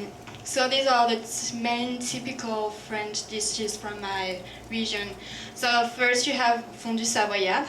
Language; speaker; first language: English; non-native, fluent; French